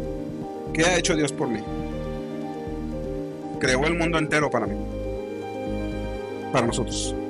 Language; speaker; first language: Spanish; native; Spanish